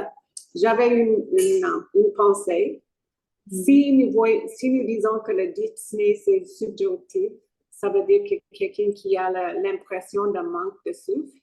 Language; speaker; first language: French; non-native, fluent; English